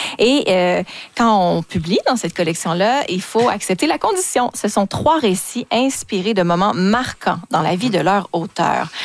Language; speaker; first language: French; native; French